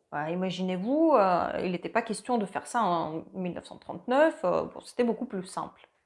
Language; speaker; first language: French; non-native, fluent; Russian